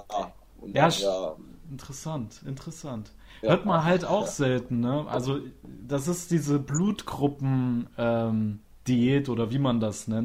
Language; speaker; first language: German; native; German